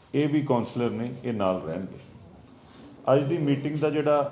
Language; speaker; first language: Hindi; non-native, local second language; Punjabi